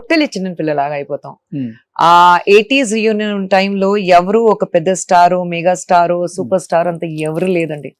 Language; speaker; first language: Telugu; non-native, local second language; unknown